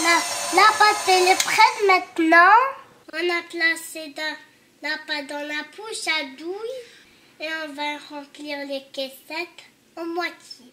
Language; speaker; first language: French; non-native, fluent; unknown